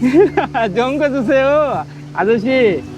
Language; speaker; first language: Korean; non-native, learner; Bangla